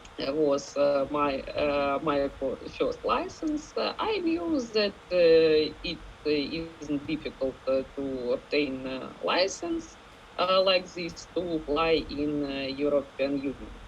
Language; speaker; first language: English; non-native, learner; Ukrainian